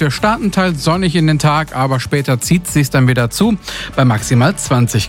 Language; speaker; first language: German; native; German